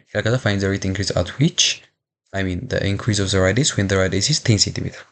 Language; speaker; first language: English; non-native, local second language; Amharic